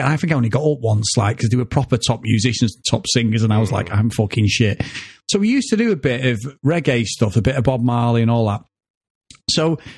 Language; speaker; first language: English; native; English